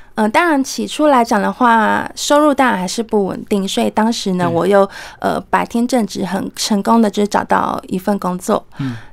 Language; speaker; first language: Chinese; native; Chinese